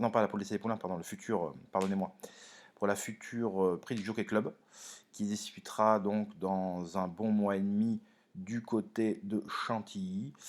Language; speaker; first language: French; native; French